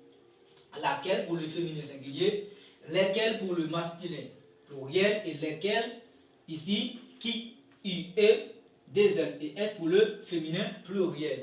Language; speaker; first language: French; non-native, local second language; Haitian Creole